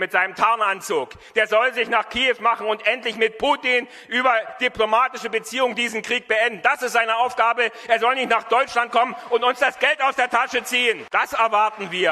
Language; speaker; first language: German; native; German